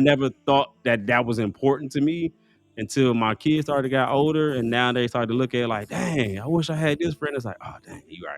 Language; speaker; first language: English; native; English